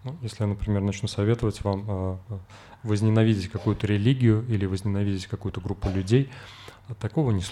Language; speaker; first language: Russian; native; Russian